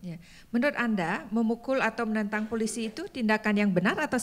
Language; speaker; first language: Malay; non-native, learner; English